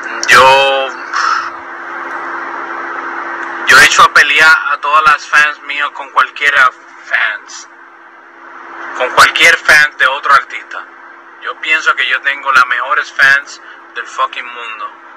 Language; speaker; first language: Spanish; native; Spanish